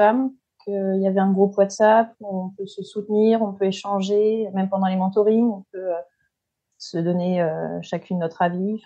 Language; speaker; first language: French; native; French